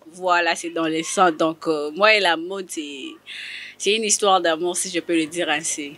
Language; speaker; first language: French; non-native, local second language; Lingala